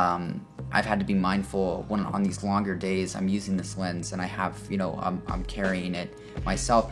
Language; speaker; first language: English; native; English